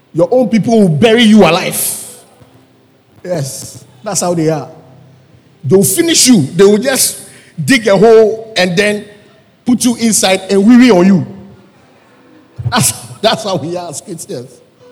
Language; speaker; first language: English; non-native, local second language; Akan